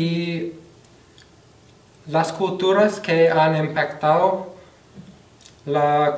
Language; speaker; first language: Spanish; non-native, fluent; English